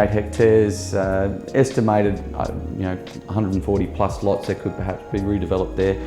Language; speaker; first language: English; native; English